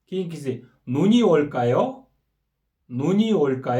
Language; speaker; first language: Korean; non-native, fluent; Kyrgyz